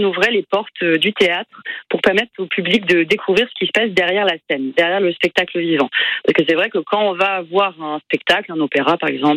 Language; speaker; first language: French; native; French